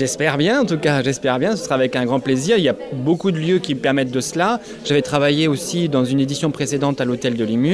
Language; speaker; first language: French; native; French